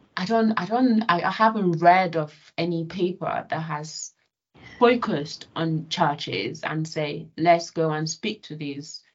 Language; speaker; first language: English; non-native, local second language; Yoruba